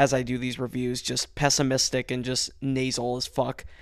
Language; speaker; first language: English; early bilingual, other home language; Spanish